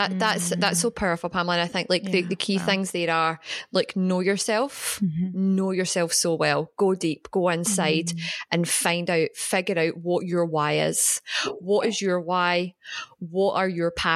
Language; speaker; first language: English; native; English